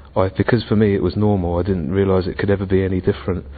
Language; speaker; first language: English; native; English